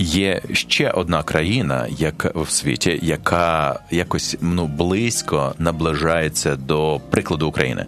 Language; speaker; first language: Ukrainian; native; Ukrainian